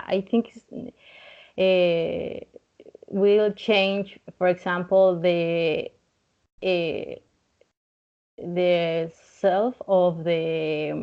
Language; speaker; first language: English; non-native, learner; Spanish